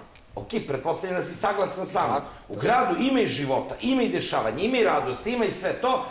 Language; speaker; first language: Serbian; native; Serbian